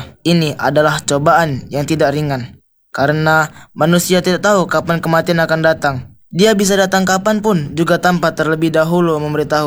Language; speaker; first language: Indonesian; native; Indonesian